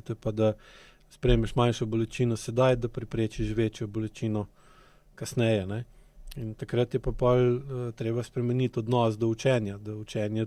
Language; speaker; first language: Slovenian; native; Slovenian